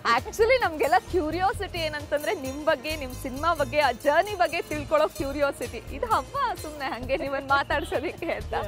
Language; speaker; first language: Kannada; native; Kannada